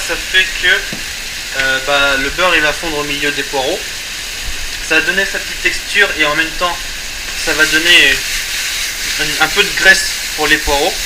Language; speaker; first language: French; native; French